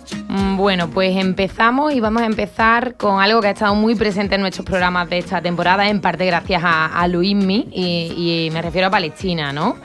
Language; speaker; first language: Spanish; native; Spanish